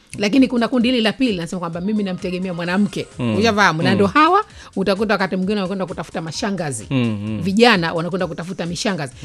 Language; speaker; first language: Swahili; native; Swahili